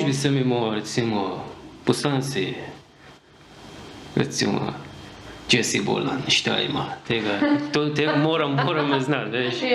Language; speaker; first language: Slovenian; non-native, learner; Persian